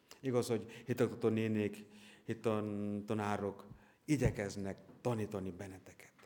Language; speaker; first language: Hungarian; non-native, learner; Bangla